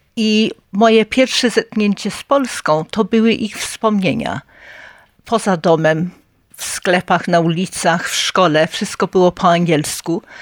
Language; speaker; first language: Polish; early bilingual, heritage; Polish